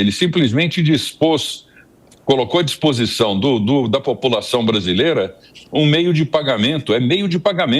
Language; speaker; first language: Portuguese; native; Portuguese